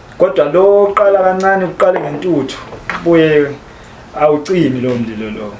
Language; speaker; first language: Zulu; native; Zulu